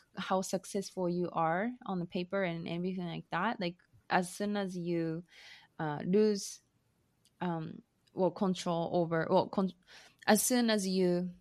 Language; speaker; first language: English; non-native, fluent; Japanese